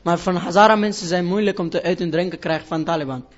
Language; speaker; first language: Dutch; non-native, learner; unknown